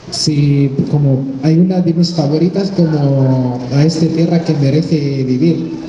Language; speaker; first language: Spanish; non-native, fluent; Arabic